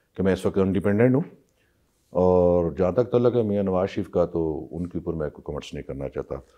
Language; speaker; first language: Urdu; non-native, local second language; Punjabi